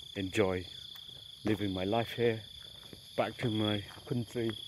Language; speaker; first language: English; non-native, fluent; Khmer